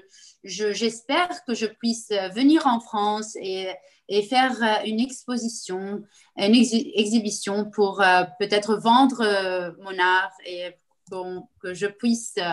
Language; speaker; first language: French; non-native, local second language; Arabic